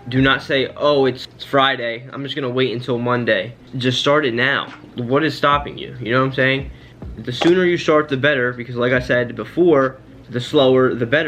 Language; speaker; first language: English; native; English